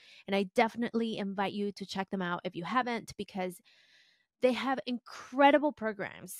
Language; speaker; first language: English; early bilingual, other home language; Spanish